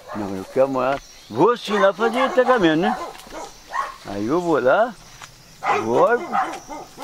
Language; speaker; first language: Portuguese; native; Portuguese